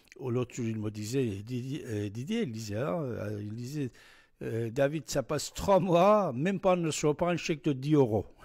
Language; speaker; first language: French; non-native, fluent; Persian